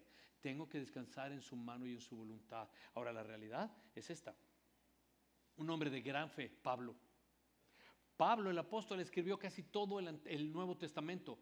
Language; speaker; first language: Spanish; native; Spanish